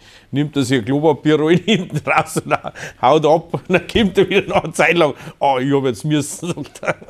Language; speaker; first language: German; native; German